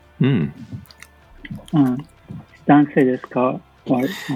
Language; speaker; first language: Japanese; non-native, learner; English